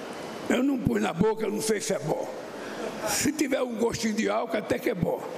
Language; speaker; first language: Portuguese; native; Portuguese